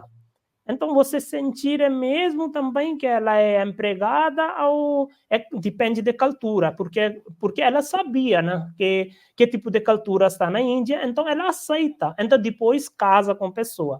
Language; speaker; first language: Portuguese; non-native, learner; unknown